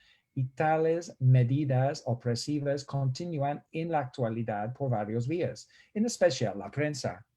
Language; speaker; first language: Spanish; non-native, fluent; English